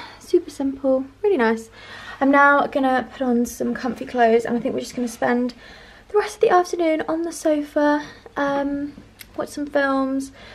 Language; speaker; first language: English; native; English